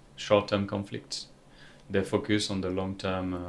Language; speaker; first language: English; non-native, fluent; French